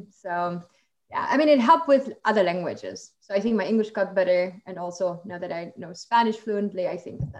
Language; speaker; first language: English; non-native, fluent; German